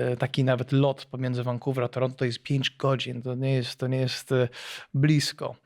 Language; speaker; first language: Polish; early bilingual, heritage; Polish